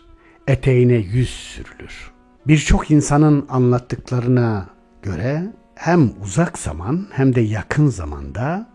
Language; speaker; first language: Turkish; native; Turkish